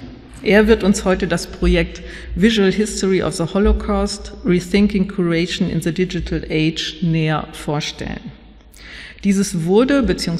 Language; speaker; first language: German; native; German